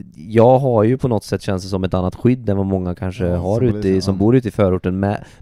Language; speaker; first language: Swedish; native; Swedish